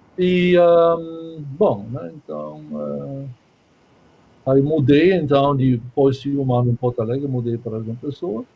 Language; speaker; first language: Portuguese; non-native, fluent; German